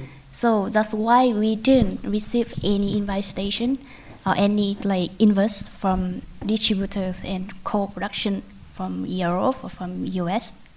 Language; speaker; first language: English; non-native, learner; Vietnamese